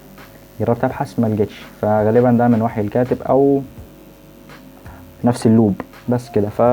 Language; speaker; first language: Arabic; native; Arabic